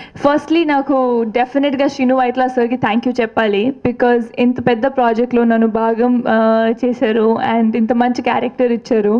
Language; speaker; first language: Telugu; non-native, fluent; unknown